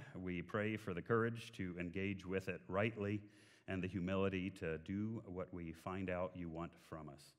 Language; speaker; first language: English; native; English